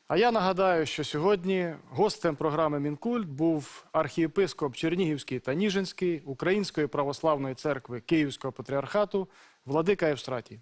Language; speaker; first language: Ukrainian; native; Ukrainian